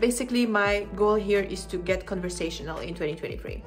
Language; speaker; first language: English; non-native, fluent; Polish